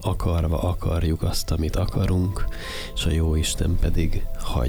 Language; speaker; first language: Hungarian; native; Hungarian